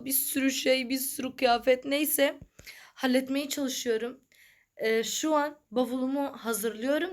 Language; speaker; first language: Turkish; early bilingual, other home language; Arabic